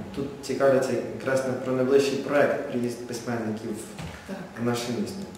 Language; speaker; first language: Ukrainian; native; Ukrainian